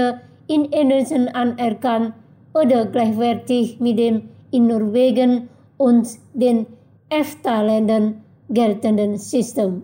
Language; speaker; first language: German; non-native, fluent; Indonesian